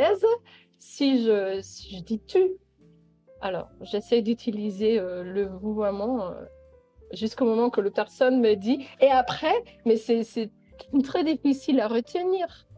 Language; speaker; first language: French; non-native, local second language; Dutch